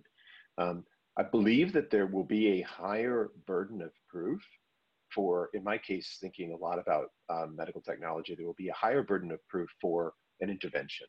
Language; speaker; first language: English; native; English